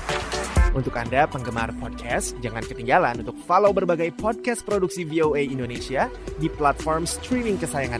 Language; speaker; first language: Indonesian; native; Indonesian